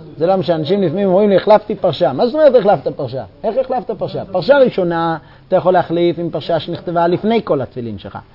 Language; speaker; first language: Hebrew; non-native, fluent; English